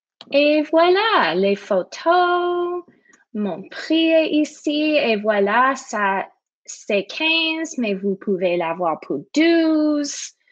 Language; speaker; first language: French; non-native, learner; English